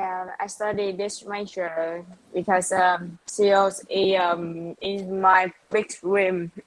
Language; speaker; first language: English; non-native, learner; Vietnamese